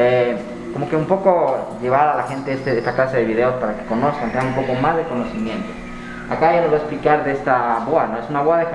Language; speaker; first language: Spanish; native; Spanish